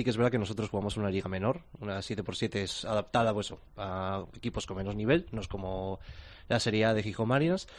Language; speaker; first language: Spanish; native; Spanish